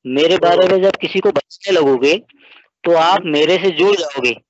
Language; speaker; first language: Hindi; native; Hindi